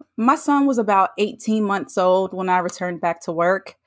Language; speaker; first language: English; native; English